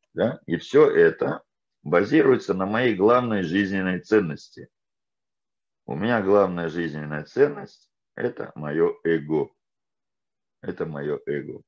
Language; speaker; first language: Russian; native; Russian